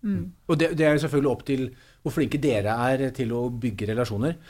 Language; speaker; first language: Norwegian; native; Norwegian